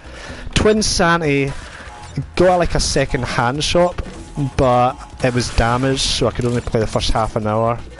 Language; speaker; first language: English; native; English